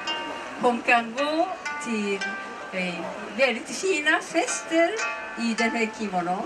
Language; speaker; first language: Swedish; non-native, learner; Japanese